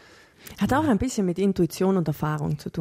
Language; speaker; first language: German; native; German